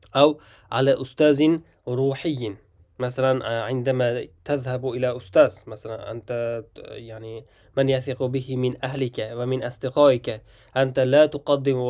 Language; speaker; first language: Arabic; non-native, fluent; Uzbek